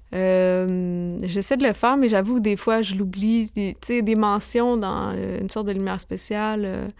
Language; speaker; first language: French; native; French